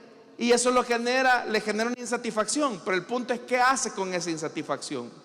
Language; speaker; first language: Spanish; native; Spanish